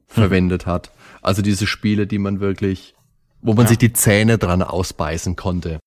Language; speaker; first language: German; native; German